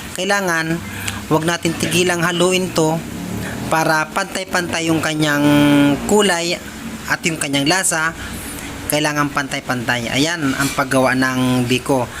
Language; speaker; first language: Filipino; native; Filipino